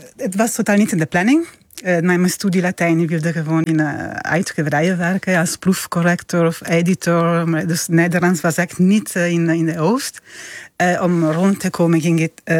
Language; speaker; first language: Dutch; non-native, fluent; Italian